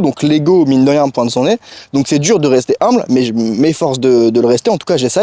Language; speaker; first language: French; native; French